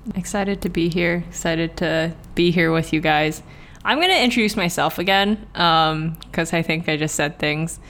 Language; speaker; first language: English; non-native, local second language; Cantonese